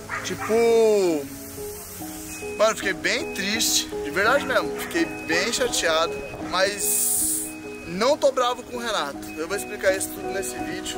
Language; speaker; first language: Portuguese; native; Portuguese